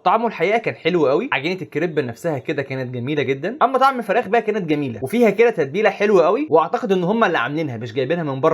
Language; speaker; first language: Arabic; native; Arabic